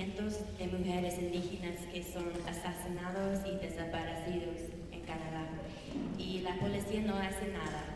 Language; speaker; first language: Spanish; non-native, learner; English